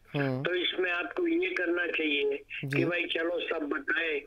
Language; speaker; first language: Hindi; non-native, local second language; Gujarati